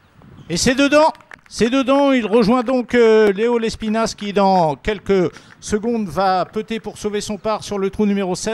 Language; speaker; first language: French; native; French